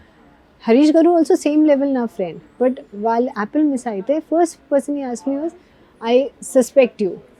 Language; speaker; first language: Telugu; non-native, learner; Hindi